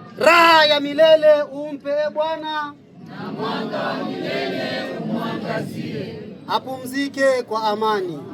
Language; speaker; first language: Swahili; non-native, local second language; Bembe